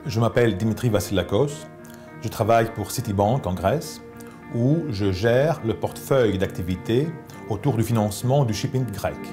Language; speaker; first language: French; non-native, fluent; Greek